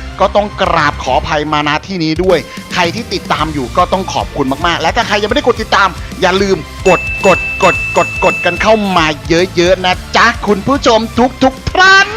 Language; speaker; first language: Thai; native; Thai